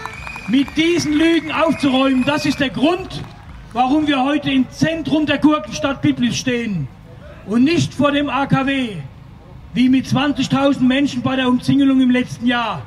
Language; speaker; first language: German; native; German